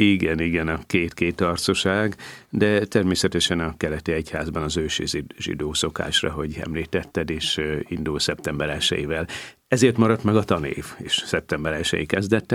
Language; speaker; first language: Hungarian; native; Hungarian